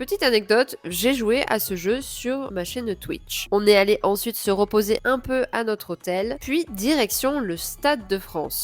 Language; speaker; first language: French; native; French